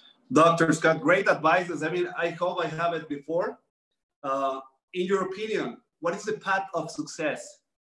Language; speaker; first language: English; non-native, fluent; Spanish